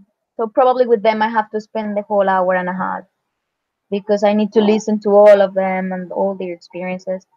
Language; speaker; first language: English; non-native, fluent; Spanish